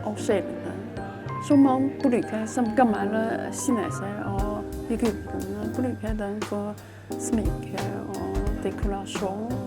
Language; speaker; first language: Norwegian; non-native, learner; Chinese